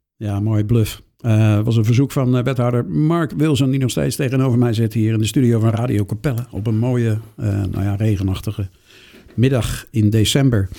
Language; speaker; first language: Dutch; native; Dutch